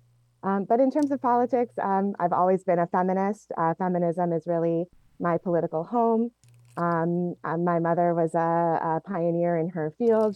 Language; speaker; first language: English; native; English